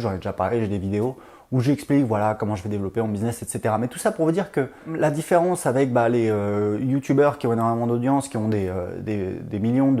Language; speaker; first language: French; native; French